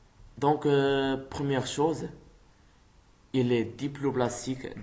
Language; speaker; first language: French; non-native, local second language; Arabic